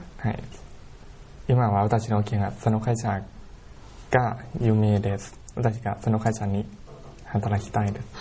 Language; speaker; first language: Japanese; non-native, learner; Thai